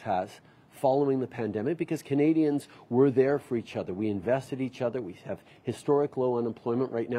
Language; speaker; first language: English; early bilingual, other home language; French